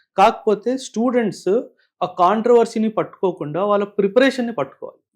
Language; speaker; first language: Telugu; non-native, local second language; Punjabi